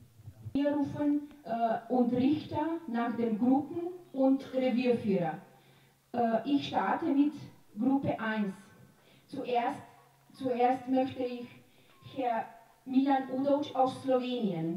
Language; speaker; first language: German; non-native, learner; Slovenian